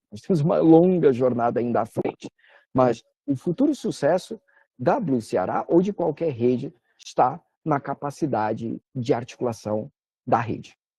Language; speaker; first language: Portuguese; native; Portuguese